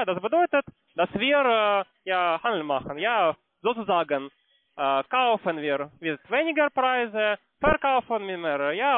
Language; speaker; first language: German; non-native, learner; Russian